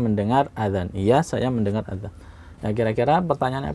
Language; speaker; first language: Indonesian; native; Indonesian